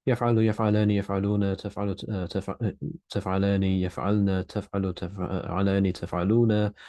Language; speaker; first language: Arabic; non-native, fluent; English